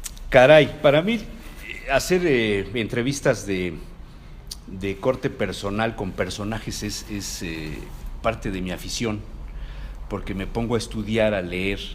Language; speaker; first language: Spanish; native; Spanish